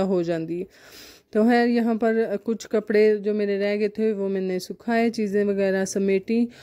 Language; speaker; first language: Urdu; non-native, local second language; Punjabi